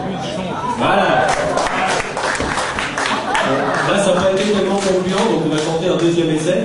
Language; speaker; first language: French; native; French